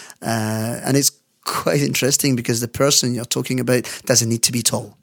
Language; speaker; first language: English; non-native, fluent; French